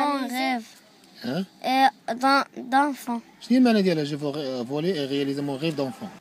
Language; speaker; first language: French; non-native, learner; Arabic